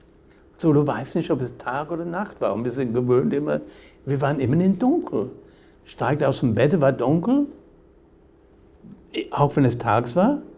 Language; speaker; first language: German; non-native, fluent; English